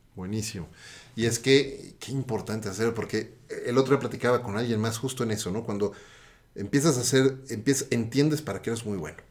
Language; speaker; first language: Spanish; native; Spanish